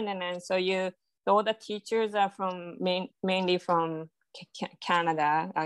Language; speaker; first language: English; non-native, fluent; Japanese